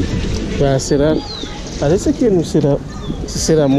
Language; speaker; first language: Spanish; non-native, learner; Haitian Creole